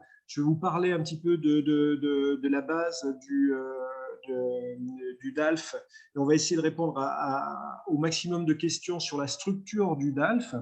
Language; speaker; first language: French; native; French